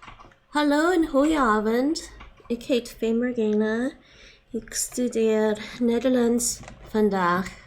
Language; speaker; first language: Dutch; non-native, learner; English